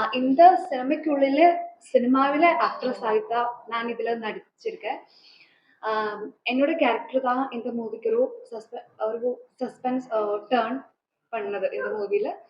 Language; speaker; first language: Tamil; non-native, learner; Malayalam